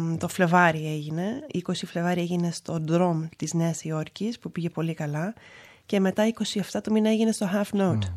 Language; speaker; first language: Greek; early bilingual, other home language; English